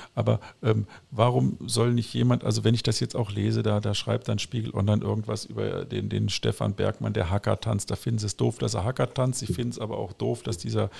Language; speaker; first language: German; native; German